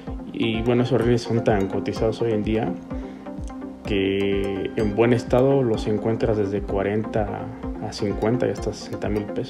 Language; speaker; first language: Spanish; native; Spanish